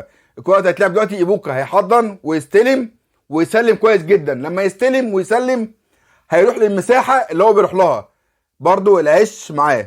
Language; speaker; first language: Arabic; native; Arabic